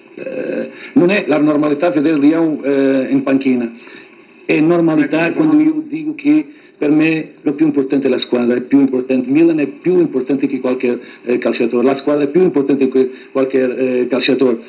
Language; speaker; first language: Italian; non-native, fluent; Portuguese